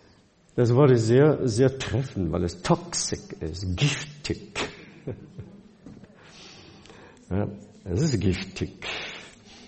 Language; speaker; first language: German; non-native, fluent; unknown